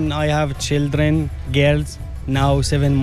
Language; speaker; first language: English; non-native, learner; Arabic